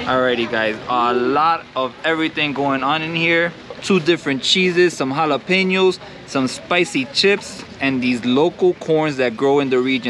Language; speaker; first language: English; early bilingual, other home language; Spanish